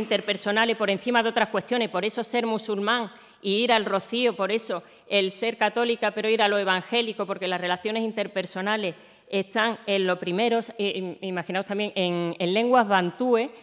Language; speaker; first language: Spanish; native; Spanish